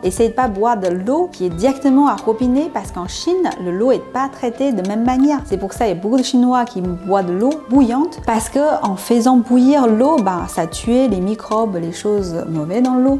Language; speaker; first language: French; non-native, fluent; Chinese